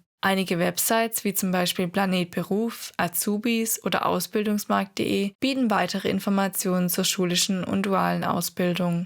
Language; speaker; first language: German; native; German